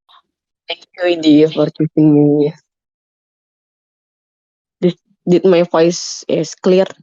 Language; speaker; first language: English; non-native, learner; Indonesian